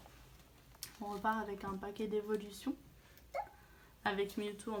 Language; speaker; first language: French; native; French